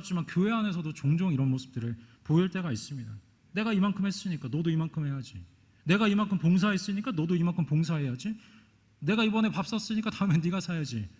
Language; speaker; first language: Korean; native; Korean